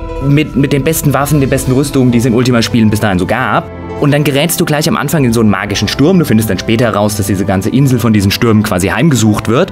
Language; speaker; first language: German; native; German